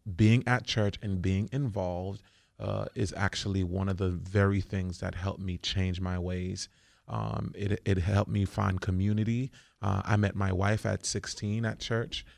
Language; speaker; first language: English; early bilingual, other home language; Haitian Creole